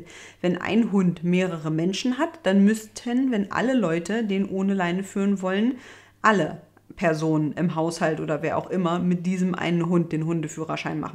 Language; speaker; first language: German; native; German